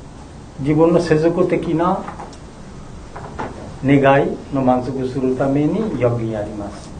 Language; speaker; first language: Japanese; non-native, learner; Bangla